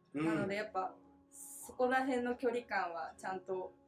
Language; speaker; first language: Japanese; native; Japanese